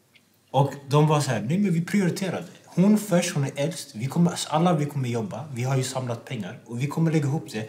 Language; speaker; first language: Swedish; non-native, local second language; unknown